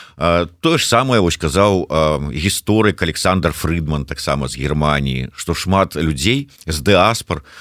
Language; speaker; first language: Belarusian; native; Belarusian